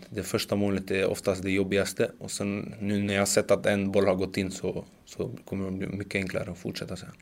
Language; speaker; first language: Swedish; early bilingual, other home language; Macedonian